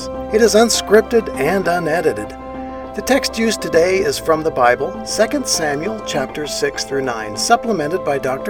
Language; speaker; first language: English; native; English